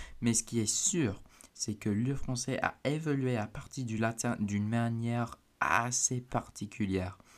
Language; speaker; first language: French; non-native, fluent; English